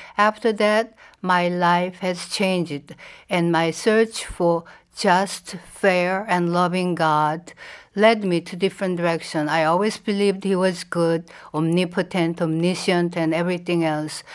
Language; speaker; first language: English; non-native, fluent; Korean